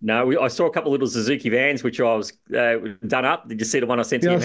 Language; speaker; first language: English; native; English